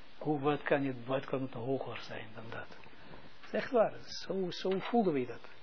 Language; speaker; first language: Dutch; non-native, fluent; Hebrew